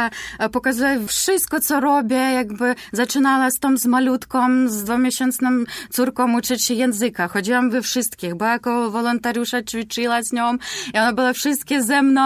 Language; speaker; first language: Polish; non-native, learner; Ukrainian